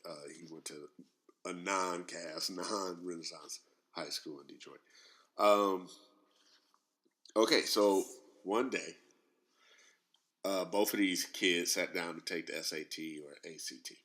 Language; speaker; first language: English; native; English